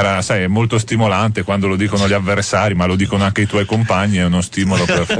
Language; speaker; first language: Italian; native; Italian